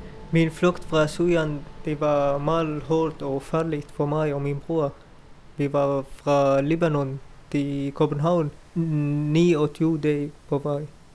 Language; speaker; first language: Danish; non-native, learner; Arabic